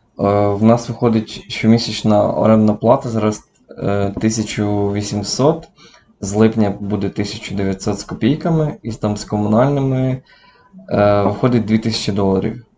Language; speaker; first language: Ukrainian; native; Ukrainian